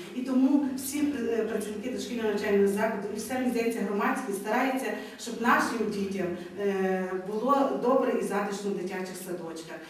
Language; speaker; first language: Ukrainian; native; Ukrainian